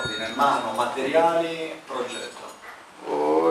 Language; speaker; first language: Italian; native; Italian